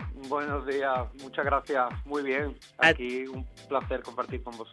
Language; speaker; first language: Spanish; native; Spanish